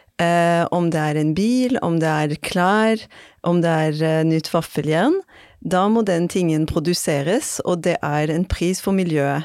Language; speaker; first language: Norwegian; non-native, fluent; French